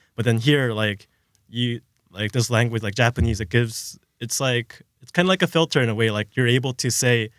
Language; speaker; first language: English; early bilingual, other home language; Korean